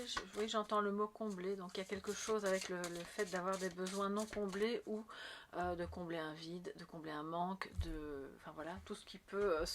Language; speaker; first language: French; native; French